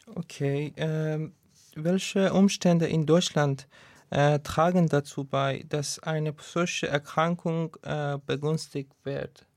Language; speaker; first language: German; non-native, learner; Persian